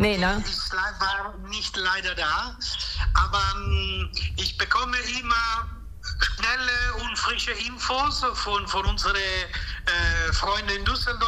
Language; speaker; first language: German; non-native, fluent; Italian